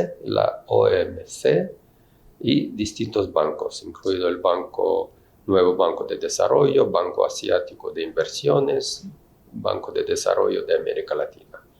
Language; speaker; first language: Spanish; non-native, fluent; Russian